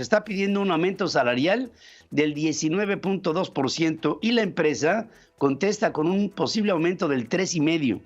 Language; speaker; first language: Spanish; native; Spanish